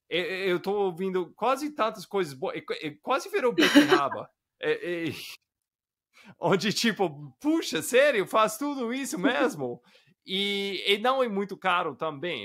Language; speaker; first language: Portuguese; non-native, fluent; English